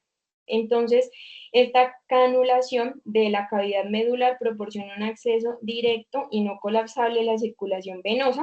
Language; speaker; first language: Spanish; native; Spanish